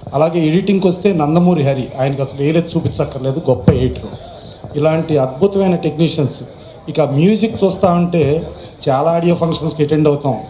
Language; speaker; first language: Telugu; native; Telugu